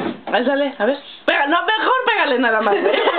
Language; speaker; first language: Spanish; native; Spanish